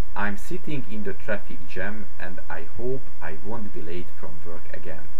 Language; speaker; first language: English; non-native, fluent; Hungarian